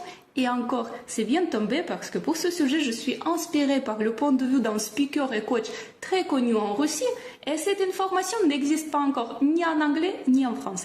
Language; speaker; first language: French; non-native, fluent; Russian